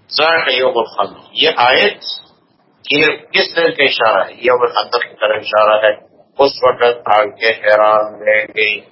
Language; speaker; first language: Urdu; non-native, local second language; Pashto